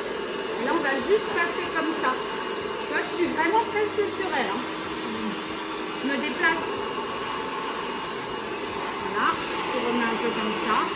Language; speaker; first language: French; native; French